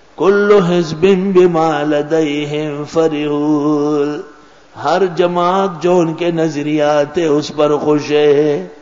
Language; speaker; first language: Urdu; non-native, local second language; Pashto